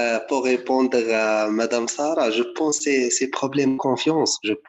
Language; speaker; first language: French; non-native, learner; Arabic